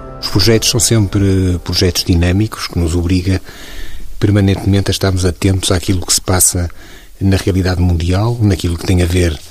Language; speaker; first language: Portuguese; native; Portuguese